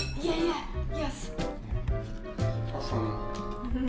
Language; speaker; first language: English; non-native, learner; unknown